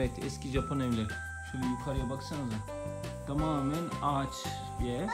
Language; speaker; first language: Turkish; native; Turkish